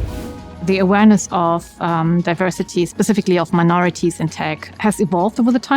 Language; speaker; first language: English; non-native, fluent; German